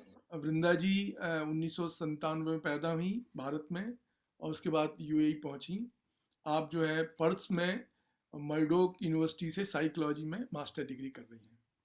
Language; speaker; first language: Hindi; native; Hindi